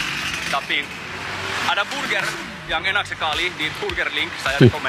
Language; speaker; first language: Indonesian; non-native, fluent; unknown